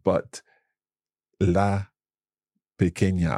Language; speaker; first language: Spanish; non-native, fluent; English